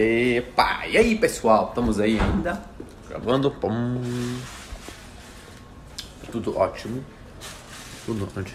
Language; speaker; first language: Portuguese; native; Portuguese